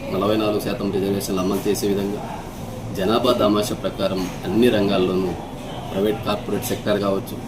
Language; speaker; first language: Telugu; native; Telugu